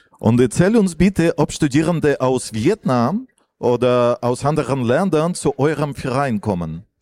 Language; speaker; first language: German; non-native, fluent; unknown